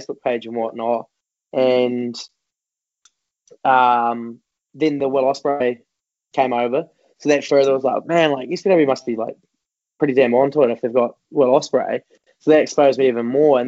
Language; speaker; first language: English; native; English